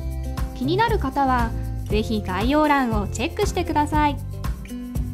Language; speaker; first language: Japanese; native; Japanese